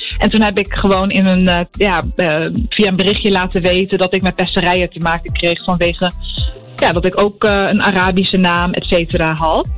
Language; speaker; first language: Dutch; early bilingual, other home language; Arabic